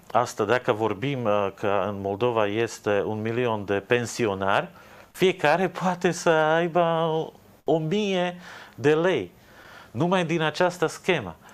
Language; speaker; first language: Romanian; non-native, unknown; Slovak